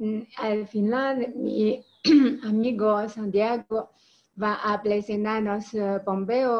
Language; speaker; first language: Spanish; non-native, learner; Chinese